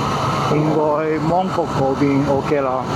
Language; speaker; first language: Cantonese; non-native, learner; Japanese